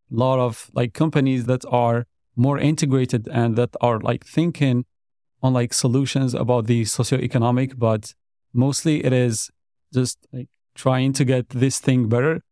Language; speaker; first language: English; non-native, fluent; Arabic